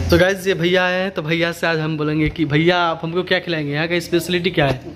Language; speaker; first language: Hindi; non-native, local second language; Bangla